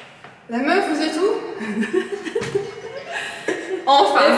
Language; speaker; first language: French; non-native, fluent; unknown